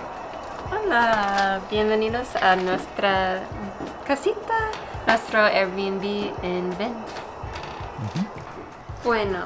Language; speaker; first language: Spanish; non-native, learner; English